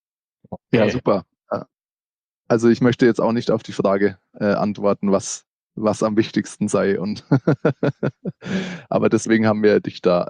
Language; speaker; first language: German; native; German